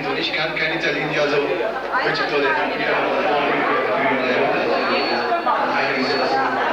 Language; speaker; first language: German; native; German